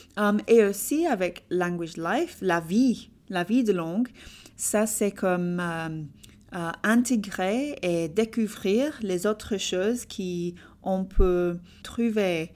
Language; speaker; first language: French; non-native, learner; English